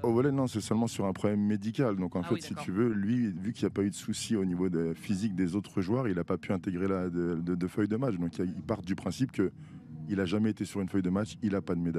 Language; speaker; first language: French; native; French